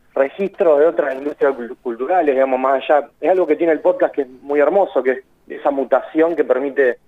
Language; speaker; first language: Spanish; native; Spanish